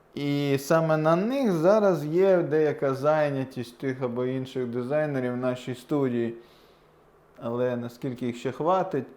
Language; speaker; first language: Ukrainian; non-native, local second language; Russian